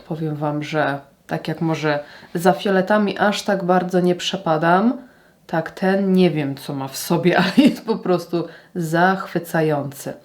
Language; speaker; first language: Polish; native; Polish